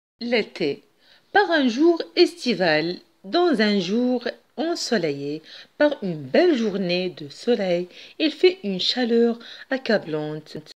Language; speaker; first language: French; non-native, local second language; Arabic